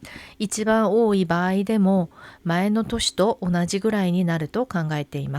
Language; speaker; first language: Japanese; non-native, fluent; Korean